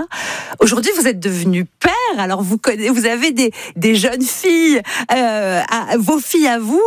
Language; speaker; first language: French; native; French